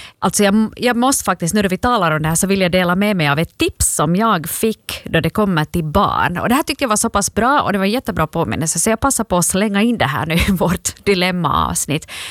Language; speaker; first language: Swedish; native; Swedish